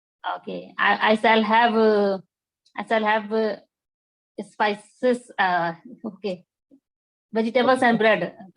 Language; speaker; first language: English; non-native, learner; Marathi